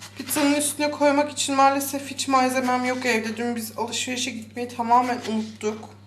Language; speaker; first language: Turkish; early bilingual, heritage; Turkish